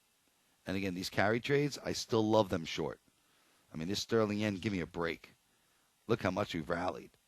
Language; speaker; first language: English; native; English